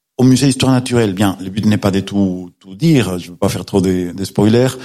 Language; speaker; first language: French; non-native, fluent; Spanish